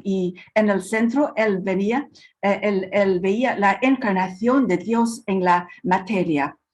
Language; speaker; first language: Spanish; non-native, fluent; English